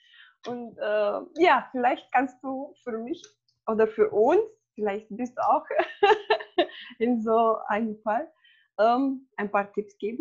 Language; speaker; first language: German; non-native, fluent; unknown